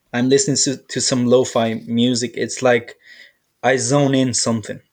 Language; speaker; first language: English; native; English